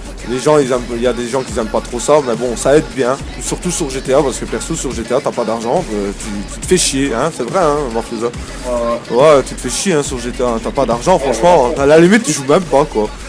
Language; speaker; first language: French; native; French